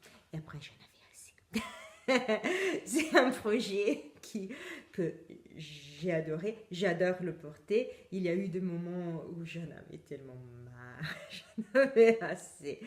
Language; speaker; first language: French; non-native, fluent; Italian